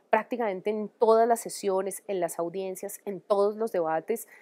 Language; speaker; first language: Spanish; native; Spanish